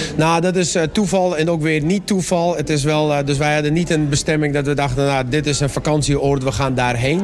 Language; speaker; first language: Dutch; early bilingual, other home language; Persian